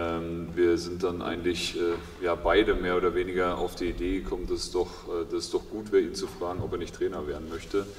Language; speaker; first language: German; native; German